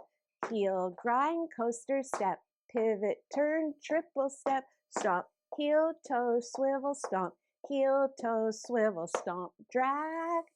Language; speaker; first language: English; native; English